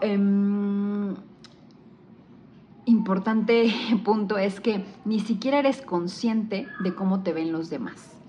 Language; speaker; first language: Spanish; native; Spanish